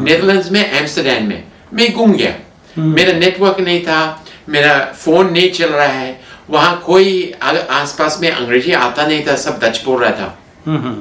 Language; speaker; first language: Hindi; non-native, fluent; English